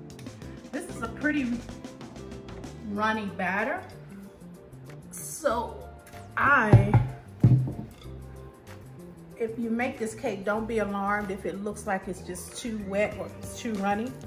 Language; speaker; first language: English; native; English